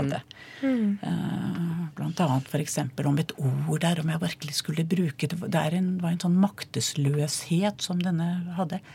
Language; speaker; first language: Norwegian; native; Norwegian